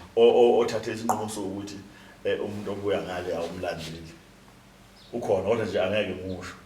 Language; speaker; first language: Zulu; native; Zulu